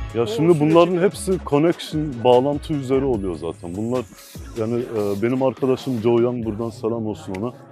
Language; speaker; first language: Turkish; early bilingual, heritage; Turkish